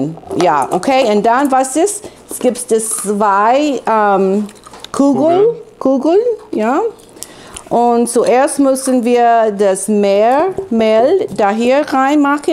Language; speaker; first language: German; non-native, fluent; English